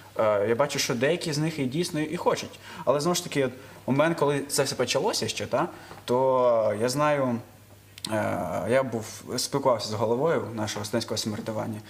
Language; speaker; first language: Ukrainian; non-native, local second language; Russian